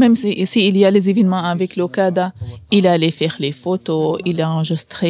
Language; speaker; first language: French; non-native, learner; Arabic